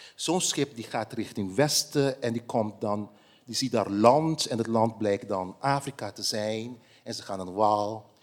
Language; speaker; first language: Dutch; non-native, local second language; Papiamento